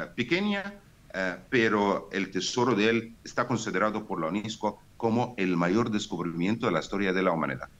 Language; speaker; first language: Spanish; non-native, fluent; Arabic